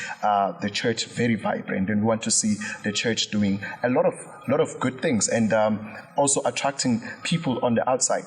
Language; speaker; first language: English; non-native, local second language; Zulu